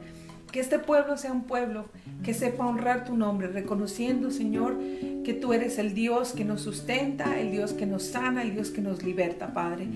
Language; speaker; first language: Spanish; native; Spanish